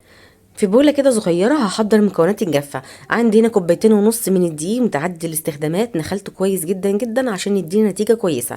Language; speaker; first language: Arabic; native; Arabic